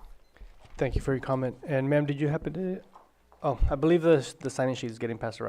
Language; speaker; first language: English; native; English